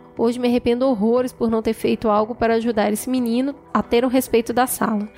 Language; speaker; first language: Portuguese; native; Portuguese